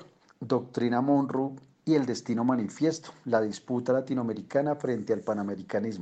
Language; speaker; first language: Spanish; native; Spanish